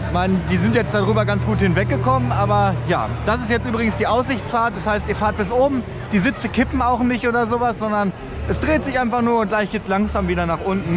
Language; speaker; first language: German; native; German